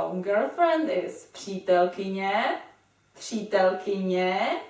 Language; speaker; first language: Czech; non-native, fluent; English